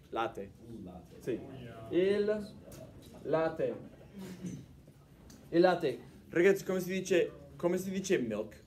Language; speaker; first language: Italian; non-native, fluent; English